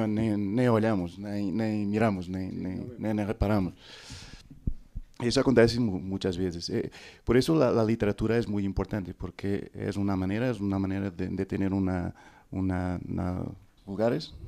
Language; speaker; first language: Spanish; non-native, fluent; Portuguese